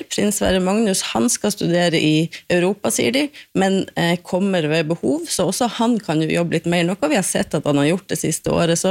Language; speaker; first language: Norwegian; native; Norwegian